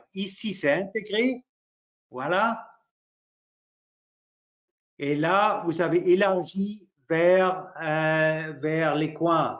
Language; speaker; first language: French; non-native, local second language; German